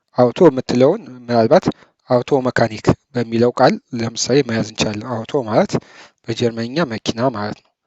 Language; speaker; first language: Amharic; native; Amharic